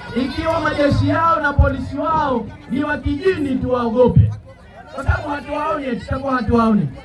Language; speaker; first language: Swahili; native; Swahili